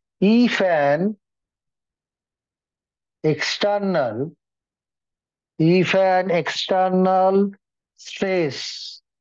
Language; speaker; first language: English; non-native, local second language; Hindi